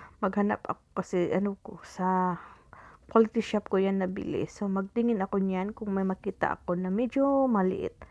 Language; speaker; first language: Filipino; non-native, local second language; Cebuano